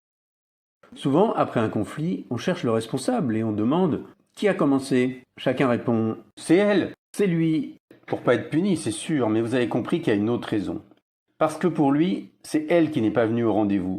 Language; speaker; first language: French; native; French